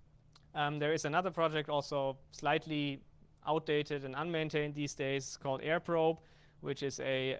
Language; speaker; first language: English; non-native, fluent; German